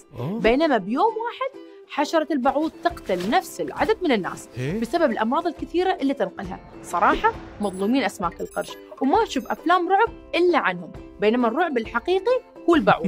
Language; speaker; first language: Arabic; native; Arabic